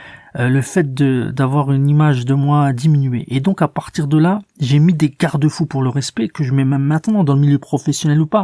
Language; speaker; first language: French; native; French